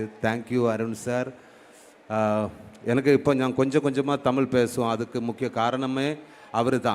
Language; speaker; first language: Tamil; non-native, learner; Malayalam